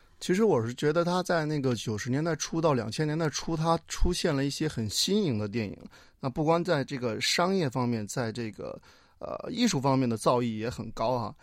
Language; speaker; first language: Chinese; native; Chinese